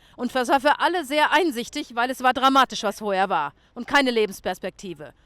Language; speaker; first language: German; native; German